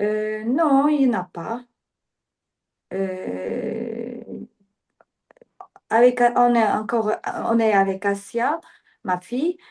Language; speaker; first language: French; non-native, learner; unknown